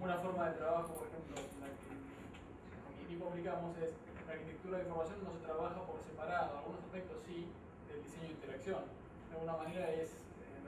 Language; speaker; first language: Spanish; native; Spanish